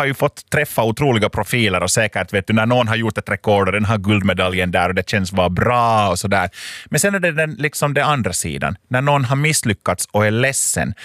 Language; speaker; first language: Swedish; native; Swedish